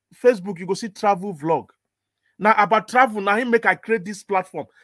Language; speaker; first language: English; non-native, local second language; Igbo